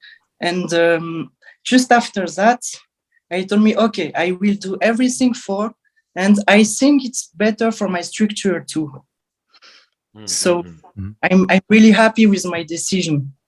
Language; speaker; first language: English; non-native, learner; French